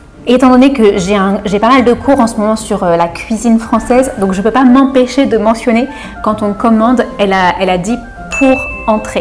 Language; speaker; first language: French; native; French